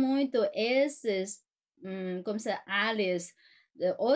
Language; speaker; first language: Portuguese; non-native, fluent; Chinese